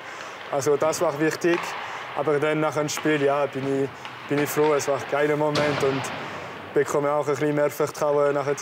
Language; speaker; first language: German; non-native, local second language; French